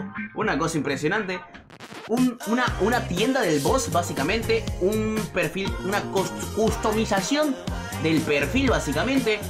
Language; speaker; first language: Spanish; native; Spanish